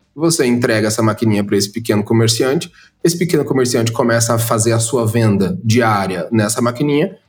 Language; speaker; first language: Portuguese; native; Portuguese